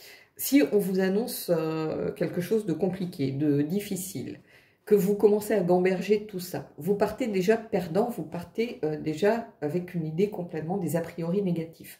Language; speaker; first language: French; native; French